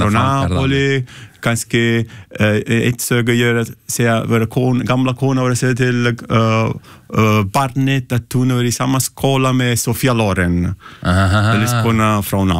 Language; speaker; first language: Icelandic; non-native, learner; Italian